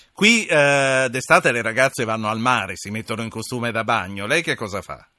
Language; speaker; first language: Italian; native; Italian